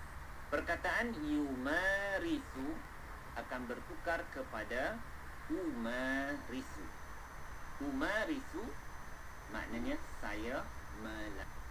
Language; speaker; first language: Malay; native; Malay